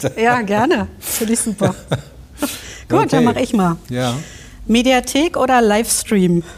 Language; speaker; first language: German; native; German